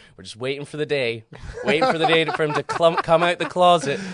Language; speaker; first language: English; native; English